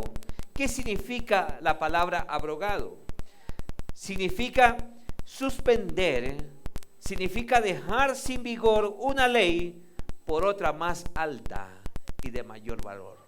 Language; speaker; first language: Spanish; native; Spanish